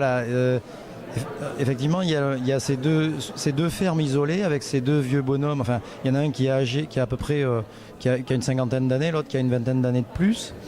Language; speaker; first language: French; native; French